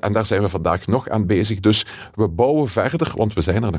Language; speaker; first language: Dutch; native; Dutch